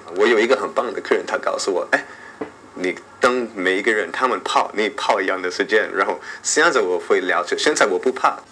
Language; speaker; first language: Chinese; non-native, learner; English